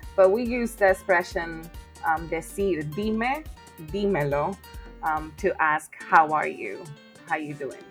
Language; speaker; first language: English; non-native, fluent; Spanish